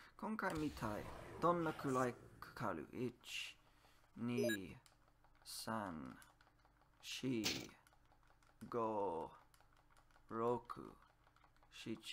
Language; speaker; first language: Japanese; non-native, learner; English